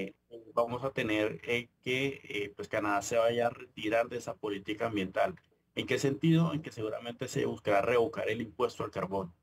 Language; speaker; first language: Spanish; native; Spanish